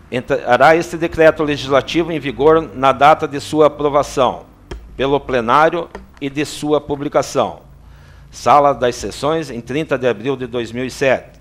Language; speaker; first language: Portuguese; native; Portuguese